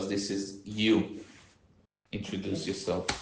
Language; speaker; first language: English; non-native, learner; Hebrew